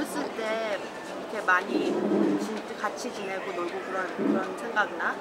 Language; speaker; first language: Korean; early bilingual, heritage; Korean